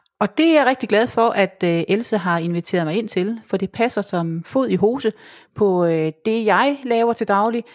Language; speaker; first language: Danish; native; Danish